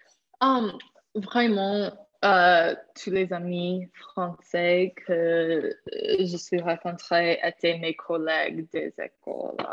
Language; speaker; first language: French; non-native, fluent; English